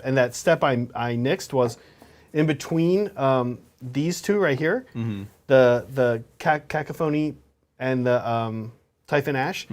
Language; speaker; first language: English; native; English